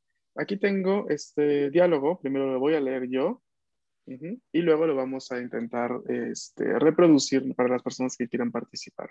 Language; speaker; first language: Spanish; native; Spanish